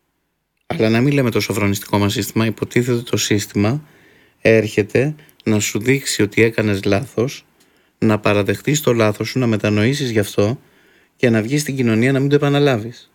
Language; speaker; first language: Greek; native; Greek